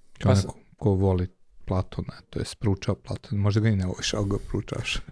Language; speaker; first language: Serbian; non-native, local second language; Hungarian